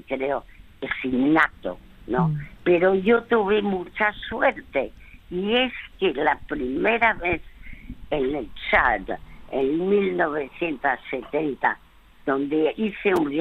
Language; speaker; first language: Spanish; early bilingual, other home language; French